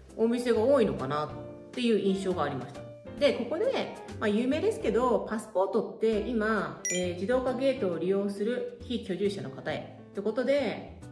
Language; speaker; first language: Japanese; native; Japanese